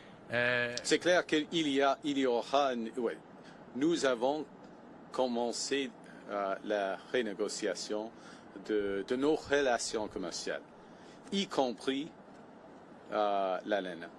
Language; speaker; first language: French; non-native, fluent; English